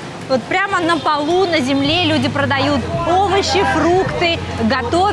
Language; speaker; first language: Russian; native; Russian